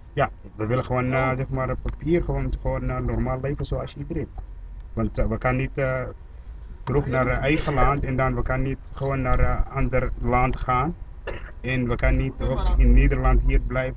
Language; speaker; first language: Dutch; non-native, learner; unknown